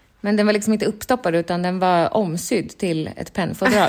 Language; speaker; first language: Swedish; native; Swedish